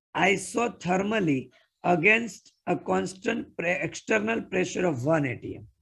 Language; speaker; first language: English; non-native, local second language; Gujarati